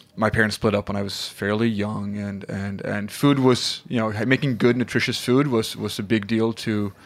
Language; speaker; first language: English; non-native, fluent; Swedish